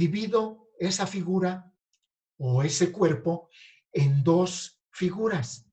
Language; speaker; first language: Spanish; native; Spanish